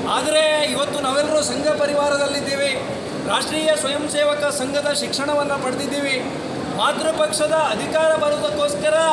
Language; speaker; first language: Kannada; native; Kannada